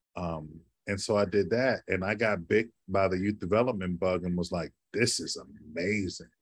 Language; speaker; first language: English; native; English